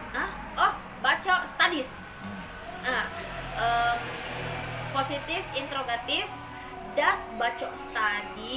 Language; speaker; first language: English; non-native, learner; Indonesian